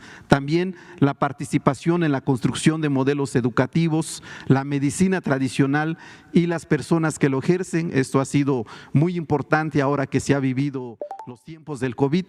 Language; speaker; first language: Spanish; non-native, local second language; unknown